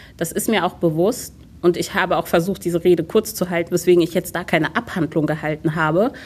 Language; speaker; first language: German; early bilingual, other home language; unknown